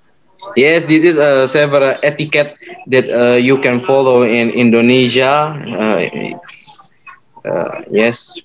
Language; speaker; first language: English; non-native, learner; Indonesian